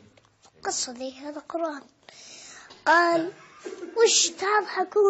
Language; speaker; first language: Arabic; native; Arabic